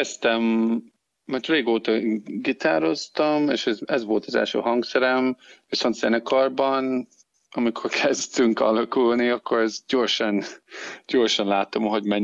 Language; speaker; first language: Hungarian; non-native, fluent; English